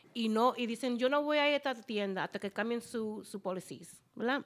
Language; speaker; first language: Spanish; early bilingual, heritage; Spanish